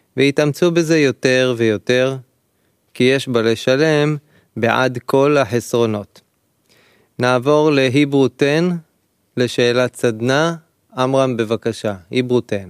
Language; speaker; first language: Hebrew; native; Hebrew